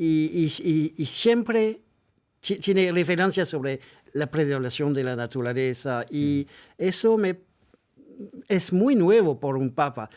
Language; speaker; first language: Spanish; non-native, fluent; French